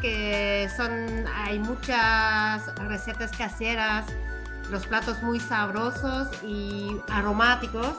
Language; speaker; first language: Spanish; non-native, fluent; Vietnamese